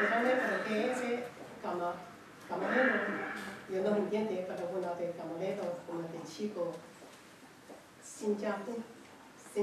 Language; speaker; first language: Spanish; non-native, learner; Chinese